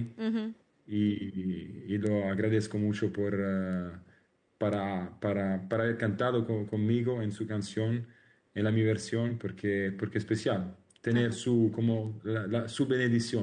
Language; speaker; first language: Spanish; non-native, learner; Italian